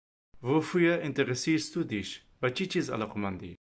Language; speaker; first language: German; non-native, fluent; Persian